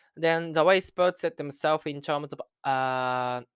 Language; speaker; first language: English; non-native, learner; Japanese